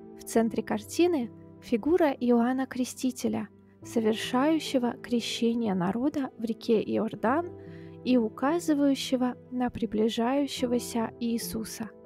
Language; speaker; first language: Russian; native; Russian